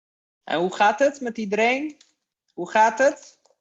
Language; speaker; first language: Dutch; non-native, fluent; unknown